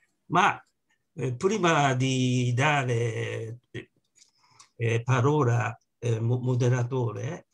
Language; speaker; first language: Italian; non-native, learner; Japanese